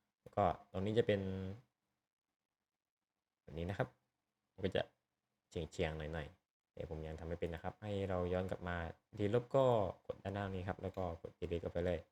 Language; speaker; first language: Thai; native; Thai